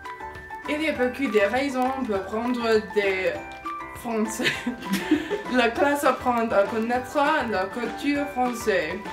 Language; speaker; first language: French; non-native, learner; English